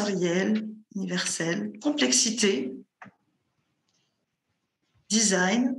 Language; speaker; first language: French; native; French